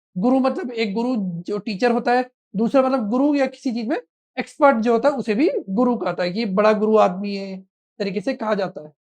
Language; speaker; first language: Hindi; native; Hindi